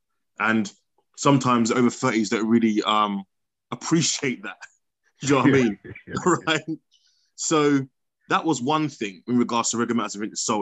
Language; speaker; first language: English; native; English